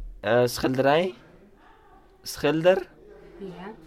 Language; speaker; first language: Dutch; non-native, learner; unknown